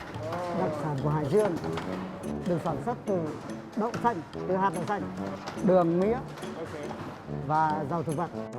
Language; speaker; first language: Vietnamese; native; Vietnamese